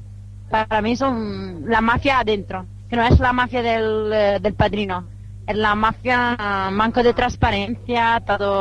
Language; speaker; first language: Spanish; non-native, fluent; Italian